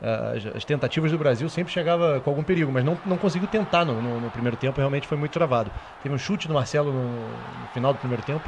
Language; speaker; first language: Portuguese; native; Portuguese